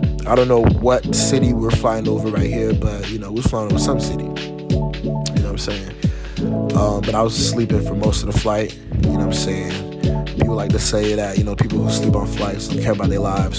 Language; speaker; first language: English; native; English